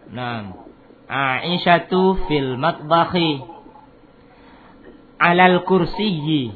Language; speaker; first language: Arabic; non-native, fluent; Indonesian